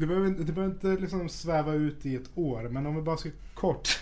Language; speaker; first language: Swedish; native; Swedish